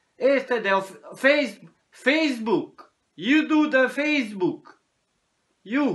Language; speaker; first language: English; non-native, learner; Hungarian